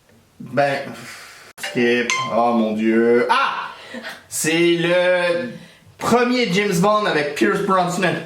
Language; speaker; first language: French; native; French